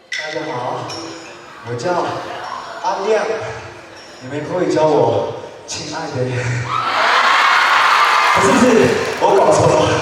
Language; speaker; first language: Chinese; non-native, learner; Burmese